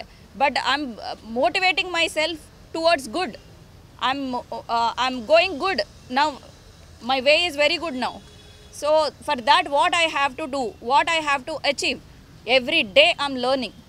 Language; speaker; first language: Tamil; non-native, learner; Telugu